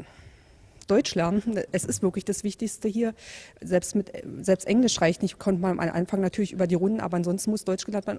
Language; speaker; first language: German; native; German